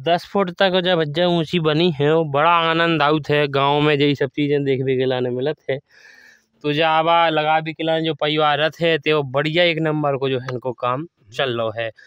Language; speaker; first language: Hindi; native; Hindi